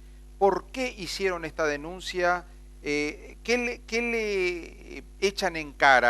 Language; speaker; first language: Spanish; native; Spanish